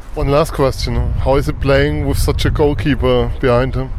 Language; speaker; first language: English; non-native, fluent; German